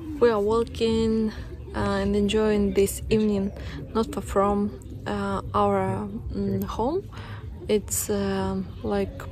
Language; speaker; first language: English; non-native, fluent; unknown